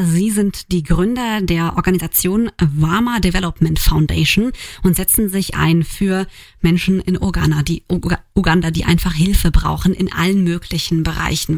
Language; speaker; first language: German; native; German